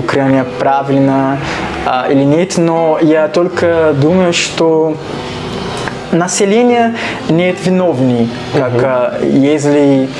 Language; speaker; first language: Russian; non-native, learner; Portuguese